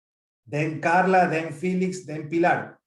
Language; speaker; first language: English; non-native, fluent; Spanish